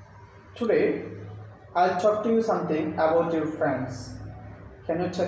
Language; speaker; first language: English; non-native, fluent; Bangla